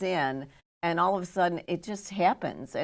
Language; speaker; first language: English; native; English